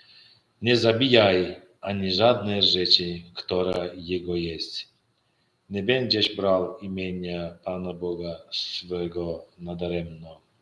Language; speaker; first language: Polish; non-native, learner; Turkmen